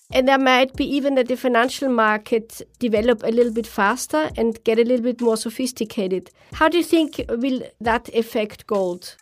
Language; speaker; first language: English; non-native, fluent; German